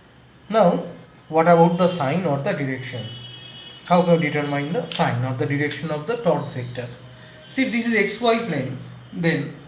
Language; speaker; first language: English; non-native, local second language; Bangla